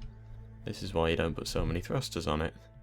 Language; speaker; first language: English; native; English